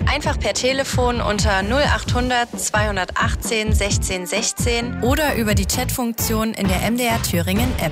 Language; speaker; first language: German; native; German